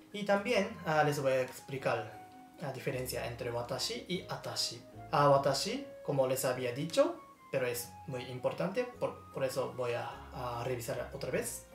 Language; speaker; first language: Spanish; non-native, learner; Japanese